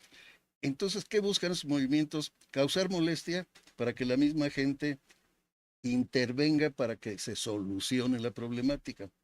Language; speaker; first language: Spanish; native; Spanish